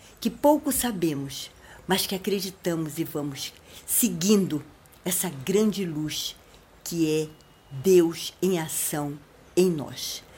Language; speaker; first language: Portuguese; native; Portuguese